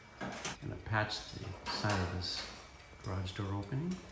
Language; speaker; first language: English; native; English